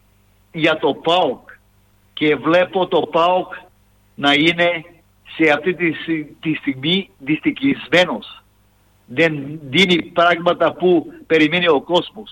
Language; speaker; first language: Greek; non-native, fluent; Serbian